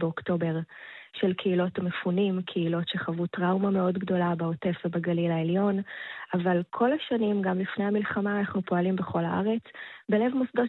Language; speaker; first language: Hebrew; native; Hebrew